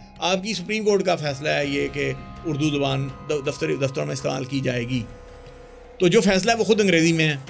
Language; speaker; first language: Urdu; non-native, local second language; Punjabi